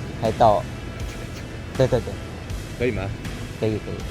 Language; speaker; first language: Chinese; non-native, learner; Thai